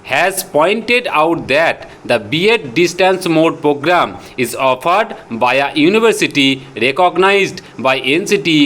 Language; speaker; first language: English; non-native, local second language; Bangla